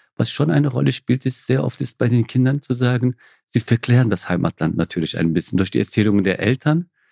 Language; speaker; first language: German; early bilingual, other home language; Kurdish